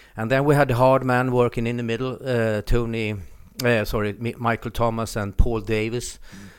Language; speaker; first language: English; non-native, fluent; Swedish